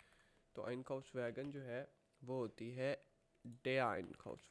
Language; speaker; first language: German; non-native, fluent; Urdu